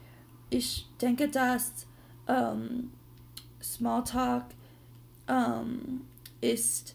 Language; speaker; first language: German; non-native, learner; English